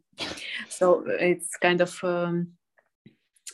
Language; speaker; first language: English; non-native, fluent; Ukrainian